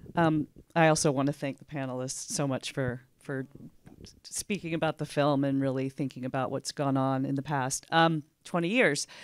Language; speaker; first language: English; native; English